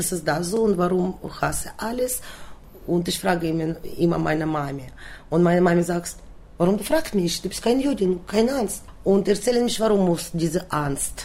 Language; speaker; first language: German; non-native, learner; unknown